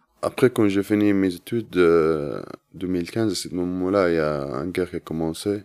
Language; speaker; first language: French; non-native, learner; Arabic